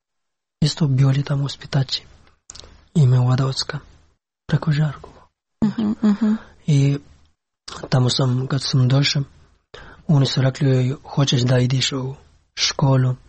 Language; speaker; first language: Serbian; non-native, learner; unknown